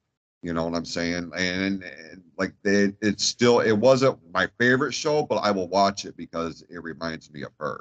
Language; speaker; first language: English; native; English